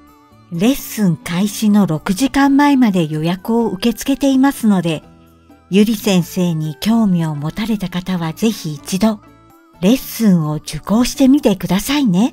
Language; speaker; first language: Japanese; native; Japanese